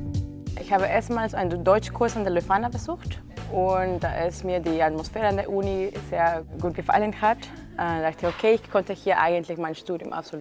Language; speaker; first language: German; non-native, fluent; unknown